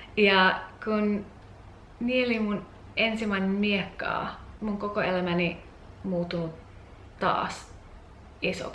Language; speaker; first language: Finnish; non-native, learner; English